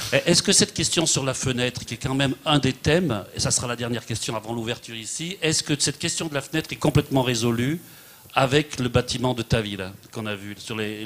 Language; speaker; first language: French; native; French